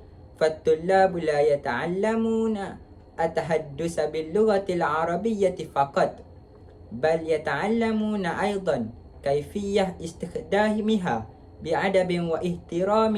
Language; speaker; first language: Arabic; non-native, learner; Malay